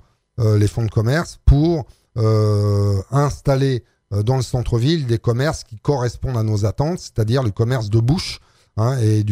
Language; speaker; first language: French; native; French